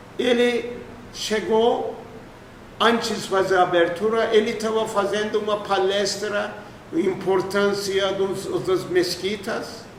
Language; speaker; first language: Portuguese; non-native, fluent; Turkish